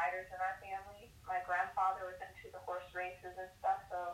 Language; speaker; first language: English; native; English